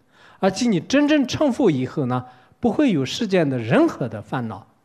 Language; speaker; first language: Chinese; non-native, local second language; Tibetan